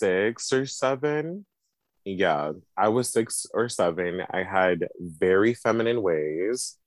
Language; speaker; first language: English; native; English